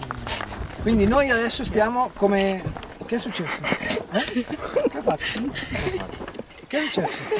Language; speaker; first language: Italian; native; Italian